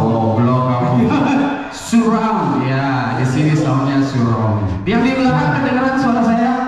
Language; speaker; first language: Indonesian; native; Indonesian